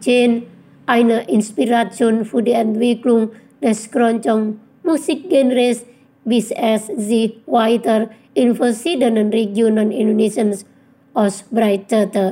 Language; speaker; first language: German; non-native, fluent; Indonesian